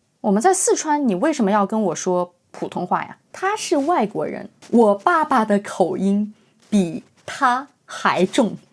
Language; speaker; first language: Chinese; native; Chinese